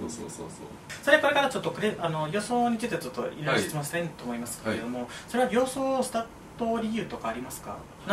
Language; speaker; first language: Japanese; non-native, fluent; Spanish